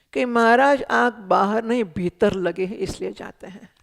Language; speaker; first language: Hindi; non-native, local second language; Gujarati